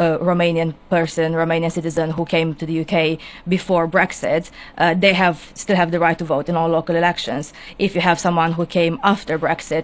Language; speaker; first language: English; non-native, fluent; Romanian